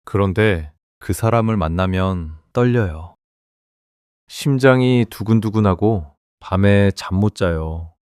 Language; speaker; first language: Korean; early bilingual, heritage; English